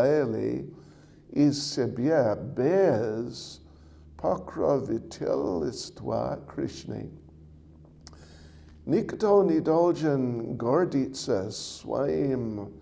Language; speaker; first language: Russian; non-native, learner; English